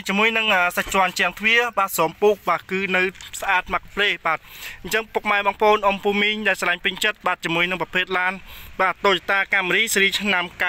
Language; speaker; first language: Khmer; native; Khmer